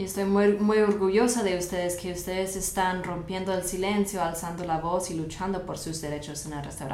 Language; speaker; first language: Spanish; non-native, fluent; English